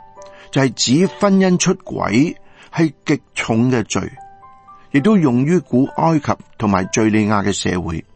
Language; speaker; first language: Chinese; non-native, local second language; Cantonese